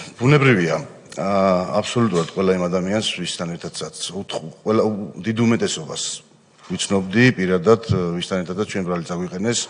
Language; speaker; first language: Georgian; native; Georgian